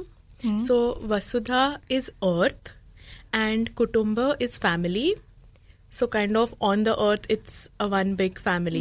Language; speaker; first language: English; non-native, local second language; Marathi